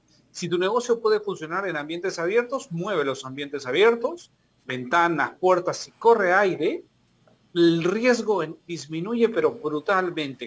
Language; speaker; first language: Spanish; native; Spanish